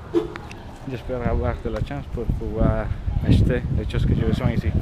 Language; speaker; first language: French; non-native, learner; Spanish